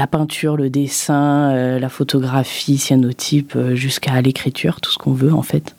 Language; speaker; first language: French; native; French